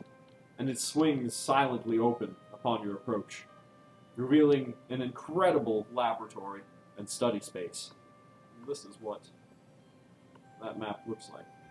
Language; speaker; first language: English; native; English